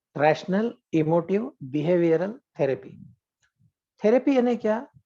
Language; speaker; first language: Hindi; non-native, local second language; Marathi